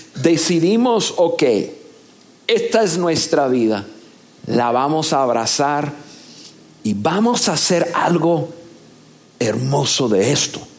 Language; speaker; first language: Spanish; non-native, fluent; English